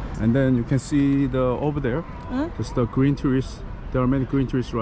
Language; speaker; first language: English; non-native, learner; Korean